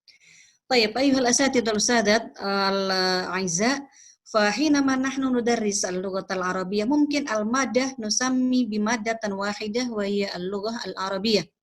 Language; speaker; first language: Arabic; non-native, fluent; Indonesian